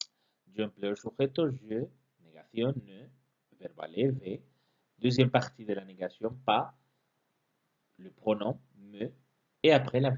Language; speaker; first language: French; non-native, fluent; Spanish